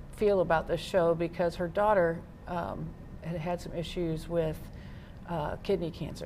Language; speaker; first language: English; native; English